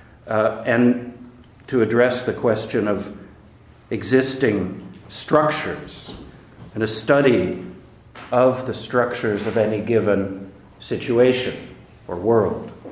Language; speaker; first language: English; native; English